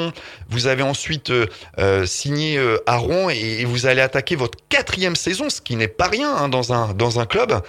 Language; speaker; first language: French; native; French